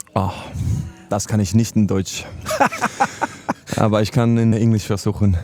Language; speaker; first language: German; non-native, learner; Norwegian